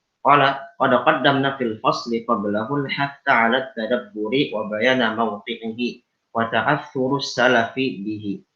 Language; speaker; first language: Arabic; non-native, fluent; Indonesian